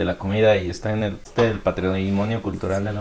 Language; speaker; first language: Spanish; native; Spanish